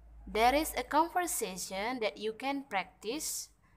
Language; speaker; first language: English; non-native, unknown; Indonesian